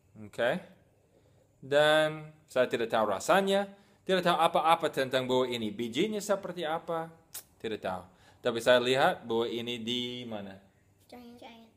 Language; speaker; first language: Indonesian; non-native, fluent; English